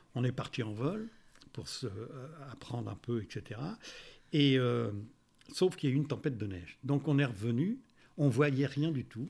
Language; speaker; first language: French; native; French